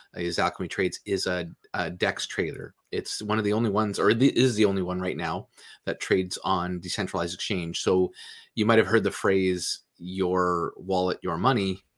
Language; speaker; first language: English; native; English